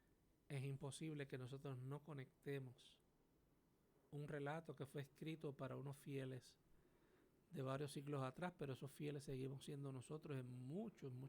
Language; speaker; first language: Spanish; native; Spanish